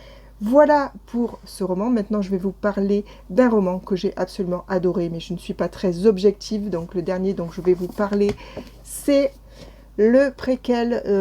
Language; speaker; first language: French; native; French